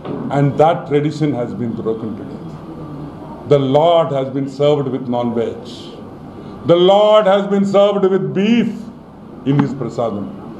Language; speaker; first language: English; non-native, local second language; Telugu